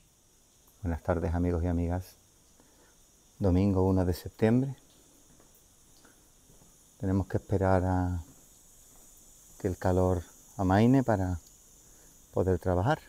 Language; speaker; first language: Spanish; native; Spanish